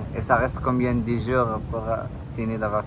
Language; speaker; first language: French; non-native, learner; Arabic